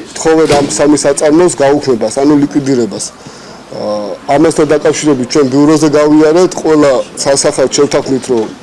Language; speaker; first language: Georgian; native; Georgian